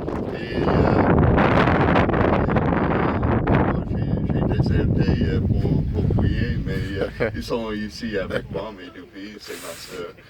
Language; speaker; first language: French; non-native, fluent; English